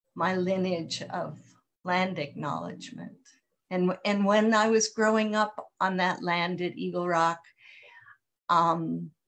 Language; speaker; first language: English; native; English